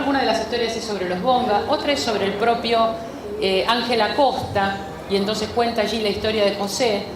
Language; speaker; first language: Spanish; native; Spanish